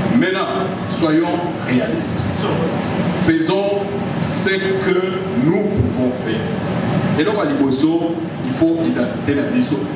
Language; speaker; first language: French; non-native, local second language; Lingala